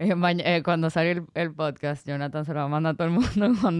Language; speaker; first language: Spanish; native; Spanish